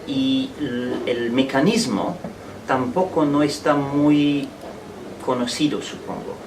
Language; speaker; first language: Spanish; non-native, fluent; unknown